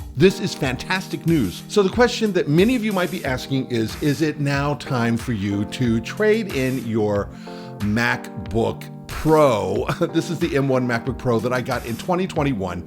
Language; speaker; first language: English; native; English